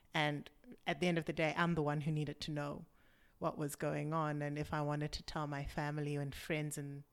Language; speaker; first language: English; non-native, local second language; Shona